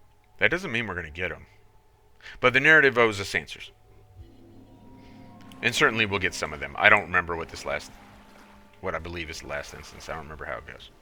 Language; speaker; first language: English; native; English